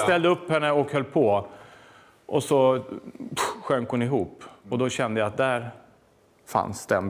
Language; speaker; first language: Swedish; native; Swedish